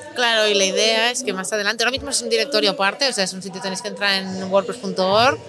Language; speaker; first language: Spanish; native; Spanish